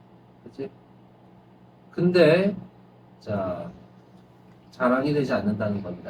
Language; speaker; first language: Korean; native; Korean